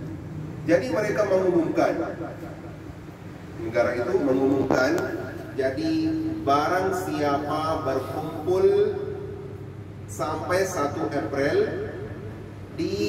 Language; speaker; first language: Indonesian; non-native, fluent; Urdu